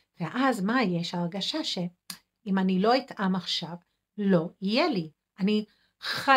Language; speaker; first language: Hebrew; non-native, fluent; English